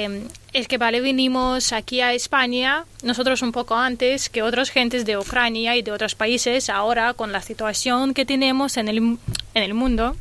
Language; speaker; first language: Spanish; non-native, learner; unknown